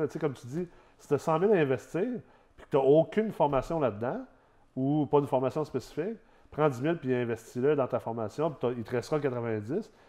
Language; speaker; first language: French; early bilingual, other home language; English